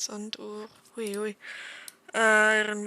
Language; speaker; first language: German; native; German